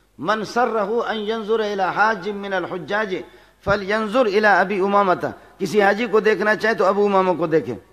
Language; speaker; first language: Urdu; non-native, local second language; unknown